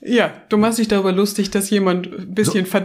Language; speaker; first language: German; native; German